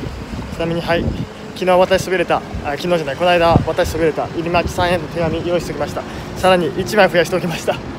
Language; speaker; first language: Japanese; native; Japanese